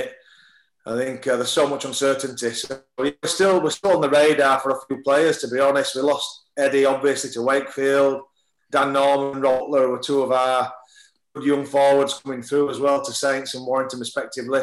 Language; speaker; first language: English; native; English